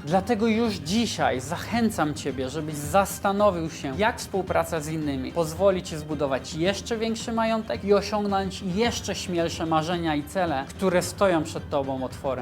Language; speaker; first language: Polish; native; Polish